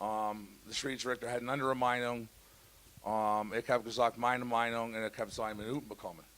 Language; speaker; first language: German; non-native, learner; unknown